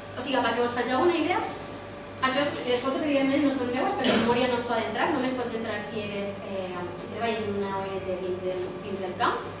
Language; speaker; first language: Catalan; native; Catalan